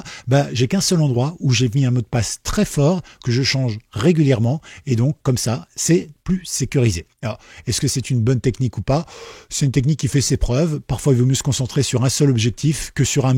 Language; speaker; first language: French; native; French